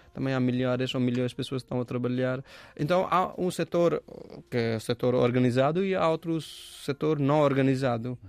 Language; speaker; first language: Portuguese; non-native, fluent; Hindi